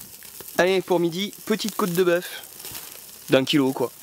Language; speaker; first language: French; native; French